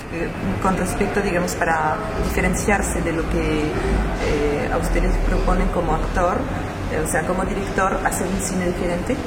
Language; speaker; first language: Spanish; non-native, fluent; French